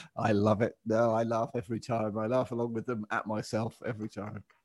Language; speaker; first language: English; native; English